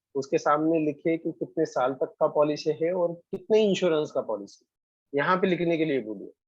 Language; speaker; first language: Hindi; non-native, local second language; Marathi